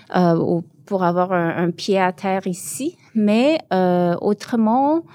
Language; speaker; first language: French; early bilingual, other home language; Korean